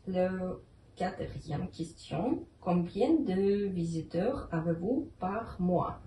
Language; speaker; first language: French; non-native, learner; Ukrainian